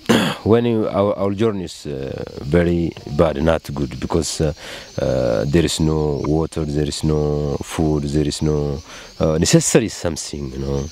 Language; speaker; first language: English; non-native, learner; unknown